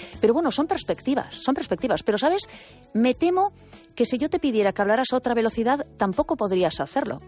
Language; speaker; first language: Spanish; native; Spanish